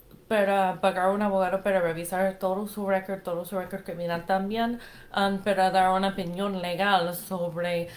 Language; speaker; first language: Spanish; non-native, fluent; English